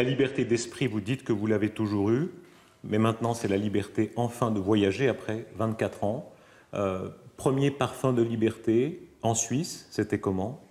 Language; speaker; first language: French; native; French